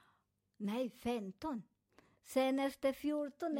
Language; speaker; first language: Swedish; non-native, fluent; Spanish